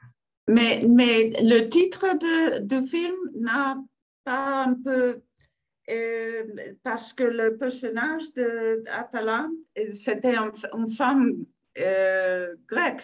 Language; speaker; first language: French; non-native, fluent; Spanish